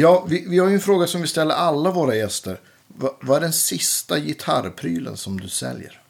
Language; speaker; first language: Swedish; native; Swedish